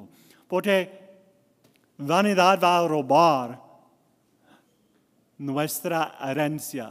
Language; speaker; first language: Spanish; non-native, learner; English